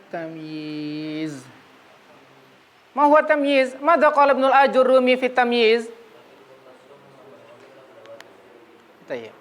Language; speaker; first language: Arabic; non-native, fluent; Indonesian